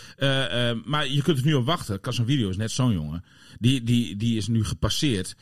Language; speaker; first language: Dutch; native; Dutch